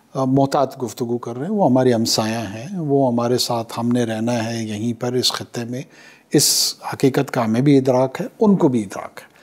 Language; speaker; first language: Urdu; non-native, local second language; Pashto